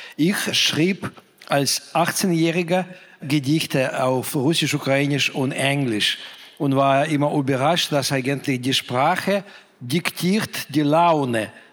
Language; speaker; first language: German; non-native, fluent; Russian